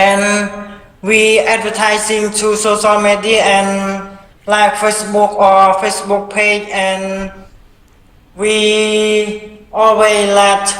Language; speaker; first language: English; non-native, learner; Khmer